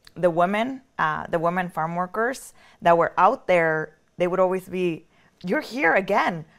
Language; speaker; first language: English; early bilingual, other home language; Spanish